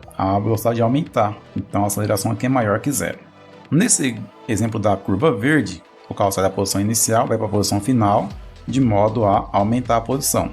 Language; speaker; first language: Portuguese; native; Portuguese